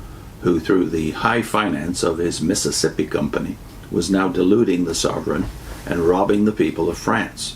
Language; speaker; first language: English; native; English